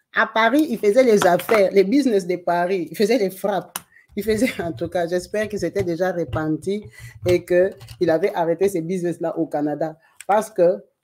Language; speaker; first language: French; non-native, local second language; Lingala